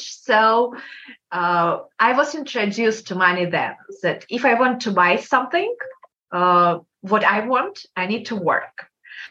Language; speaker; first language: English; non-native, fluent; Kazakh